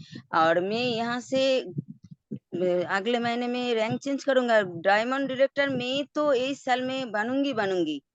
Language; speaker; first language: Hindi; non-native, local second language; Bangla